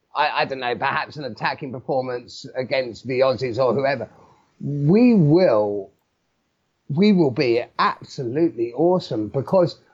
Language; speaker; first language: English; native; English